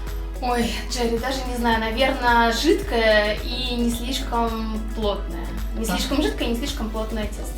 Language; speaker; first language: Russian; native; Russian